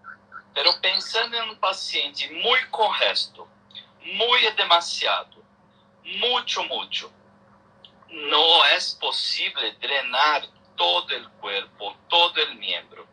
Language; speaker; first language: Spanish; non-native, learner; Portuguese